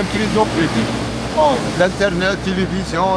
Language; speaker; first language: French; non-native, local second language; Arabic